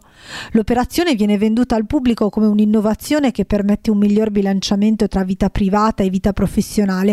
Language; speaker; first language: Italian; native; Italian